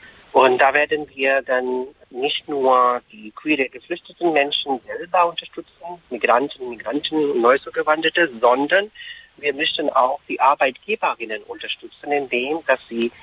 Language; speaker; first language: German; non-native, fluent; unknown